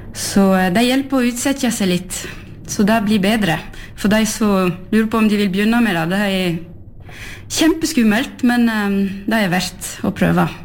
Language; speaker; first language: Norwegian; early bilingual, heritage; French